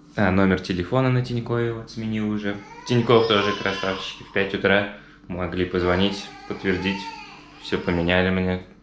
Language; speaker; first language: Russian; native; Russian